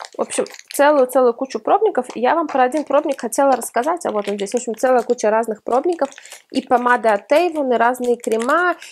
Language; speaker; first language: Russian; early bilingual, heritage; Russian